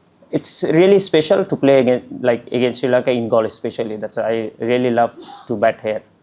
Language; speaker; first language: English; non-native, local second language; Bangla